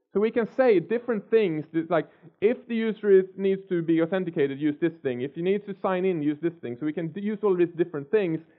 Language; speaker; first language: English; non-native, fluent; Swedish